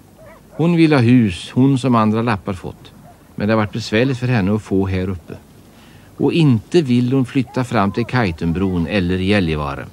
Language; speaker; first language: Swedish; native; Swedish